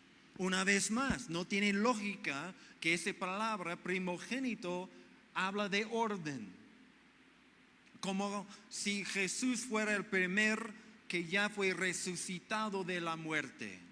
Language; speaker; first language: Spanish; non-native, fluent; English